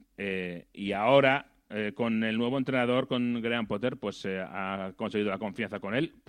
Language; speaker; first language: Spanish; native; Spanish